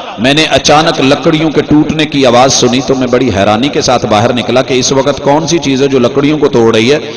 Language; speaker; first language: Urdu; non-native, local second language; Punjabi